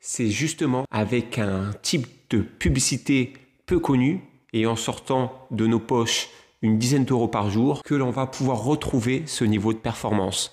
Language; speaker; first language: French; native; French